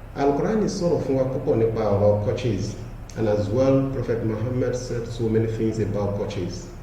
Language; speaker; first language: English; non-native, local second language; Yoruba